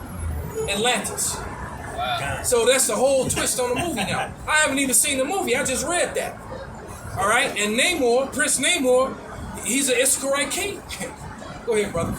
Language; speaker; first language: English; native; English